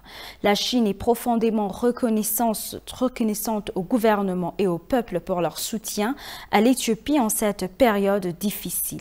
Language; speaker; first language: French; non-native, fluent; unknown